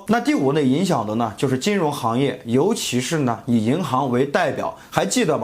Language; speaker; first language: Chinese; native; Chinese